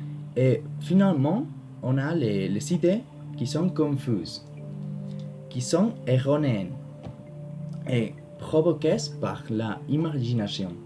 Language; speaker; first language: French; non-native, learner; Spanish